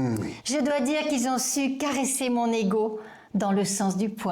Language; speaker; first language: French; native; French